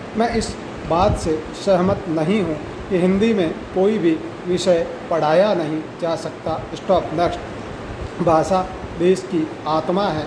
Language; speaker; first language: Hindi; native; Hindi